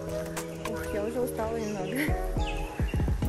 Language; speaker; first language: Russian; native; Russian